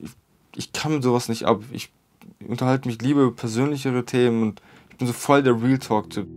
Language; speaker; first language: German; native; German